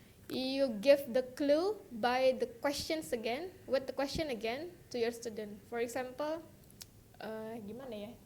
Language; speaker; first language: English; non-native, local second language; Indonesian